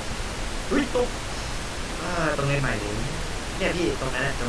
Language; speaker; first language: Thai; native; Thai